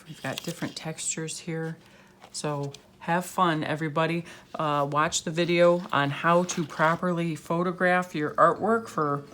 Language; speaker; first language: English; native; English